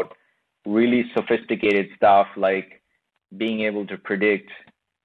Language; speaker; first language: English; non-native, local second language; Bangla